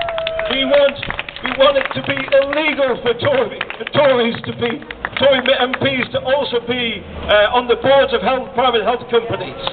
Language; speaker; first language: English; native; English